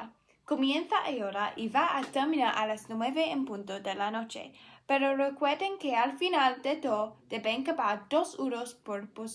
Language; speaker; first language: Spanish; non-native, learner; English